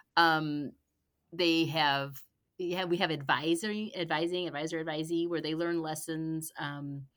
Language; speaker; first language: English; native; English